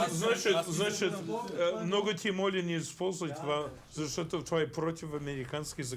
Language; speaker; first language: Bulgarian; non-native, fluent; English